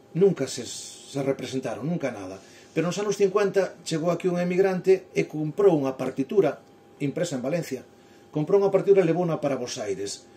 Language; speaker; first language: Galician; native; Galician